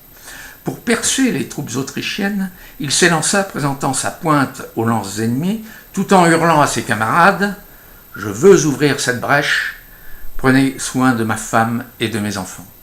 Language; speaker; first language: French; native; French